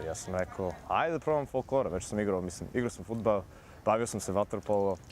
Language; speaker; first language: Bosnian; early bilingual, heritage; Bosnian